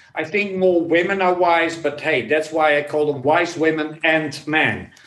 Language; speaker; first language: English; non-native, fluent; Dutch